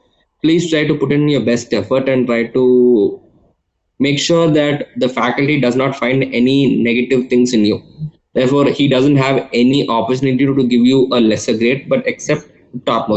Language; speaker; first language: English; non-native, local second language; Telugu